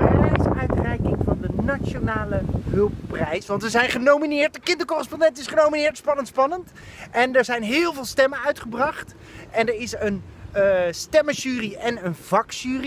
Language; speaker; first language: Dutch; native; Dutch